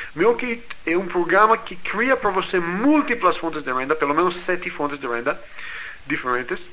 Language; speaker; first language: Portuguese; non-native, fluent; English